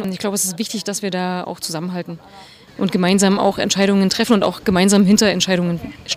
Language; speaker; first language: German; native; German